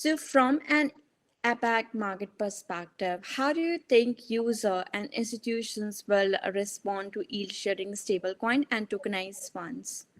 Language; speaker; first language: English; non-native, fluent; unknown